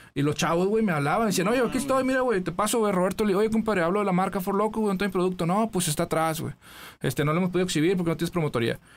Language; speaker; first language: Spanish; native; Spanish